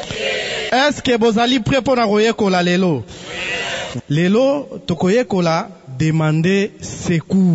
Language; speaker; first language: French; non-native, local second language; Lingala